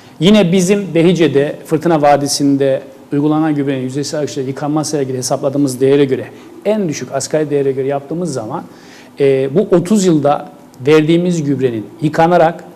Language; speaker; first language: Turkish; native; Turkish